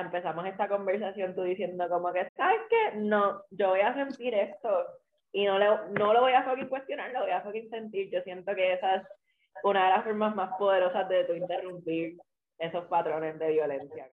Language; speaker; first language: Spanish; early bilingual, heritage; Spanish